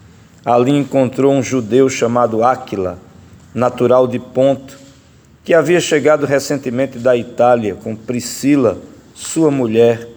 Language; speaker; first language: Portuguese; native; Portuguese